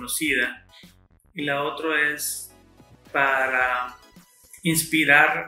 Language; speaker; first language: Spanish; non-native, fluent; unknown